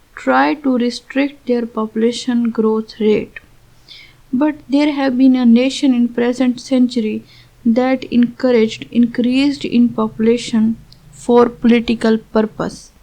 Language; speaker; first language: English; non-native, local second language; Urdu